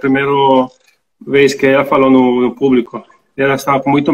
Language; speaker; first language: Portuguese; non-native, learner; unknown